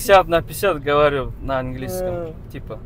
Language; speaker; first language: Russian; non-native, local second language; Tajik